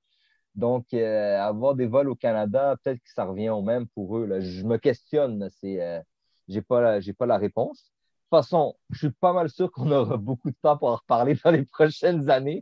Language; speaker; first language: French; native; French